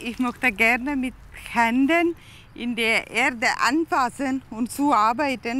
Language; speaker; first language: German; non-native, learner; Tamil